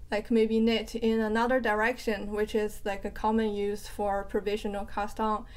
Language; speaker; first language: English; non-native, fluent; Chinese